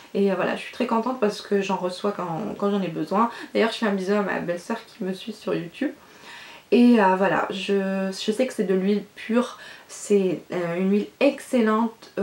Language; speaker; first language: French; non-native, local second language; Arabic